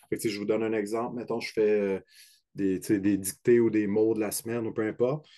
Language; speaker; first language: French; native; French